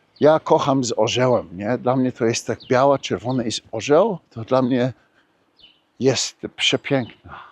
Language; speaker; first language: Polish; early bilingual, heritage; Polish